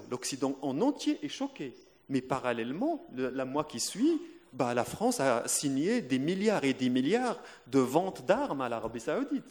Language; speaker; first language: French; non-native, local second language; Arabic